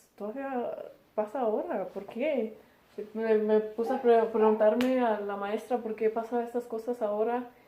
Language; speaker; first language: Spanish; early bilingual, heritage; Spanish